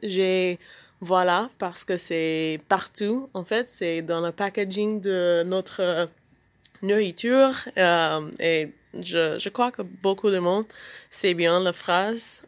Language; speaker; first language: French; non-native, learner; English